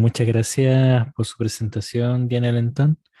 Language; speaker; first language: Spanish; native; Spanish